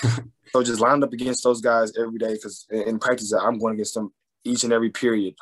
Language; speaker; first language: English; native; English